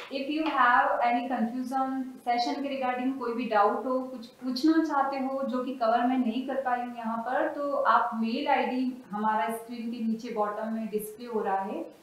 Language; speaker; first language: Hindi; native; Hindi